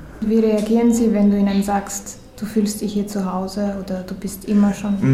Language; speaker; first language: German; native; German